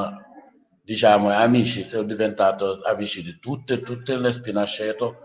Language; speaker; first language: Italian; non-native, learner; Wolof